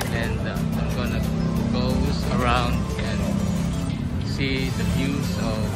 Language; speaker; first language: English; non-native, local second language; Iloko